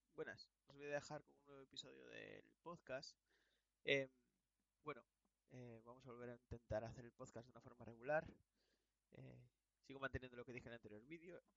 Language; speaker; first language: Spanish; native; Spanish